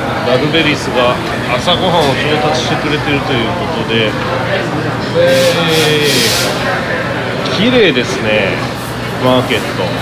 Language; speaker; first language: Japanese; native; Japanese